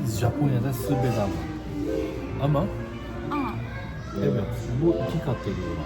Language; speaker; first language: Turkish; early bilingual, heritage; Turkish